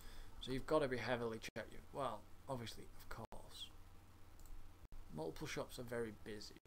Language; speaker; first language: English; native; English